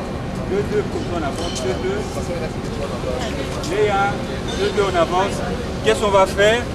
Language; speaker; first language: French; native; French